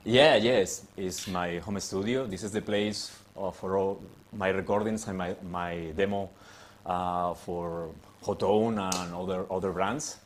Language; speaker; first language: English; non-native, fluent; Spanish